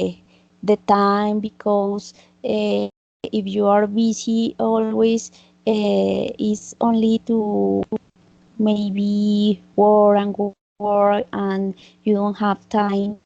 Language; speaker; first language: English; non-native, learner; Spanish